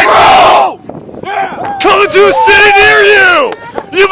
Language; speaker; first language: English; native; English